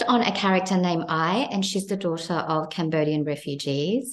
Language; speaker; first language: English; native; English